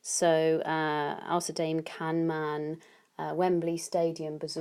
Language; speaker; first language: German; non-native, fluent; English